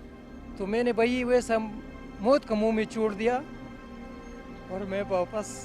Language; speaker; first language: Hindi; non-native, local second language; Pashto